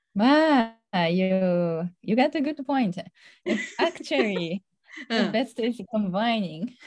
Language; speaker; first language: English; non-native, fluent; Japanese